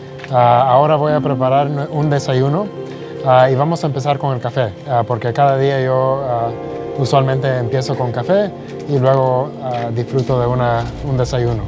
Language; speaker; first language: Spanish; early bilingual, heritage; Spanish